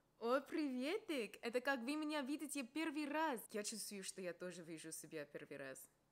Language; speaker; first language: Russian; non-native, fluent; English